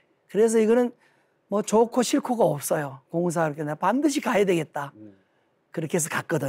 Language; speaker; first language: Korean; native; Korean